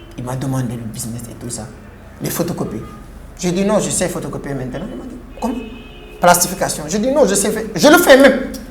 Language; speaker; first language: French; non-native, local second language; Wolof